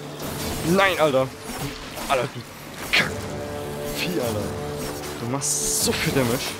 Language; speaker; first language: German; native; German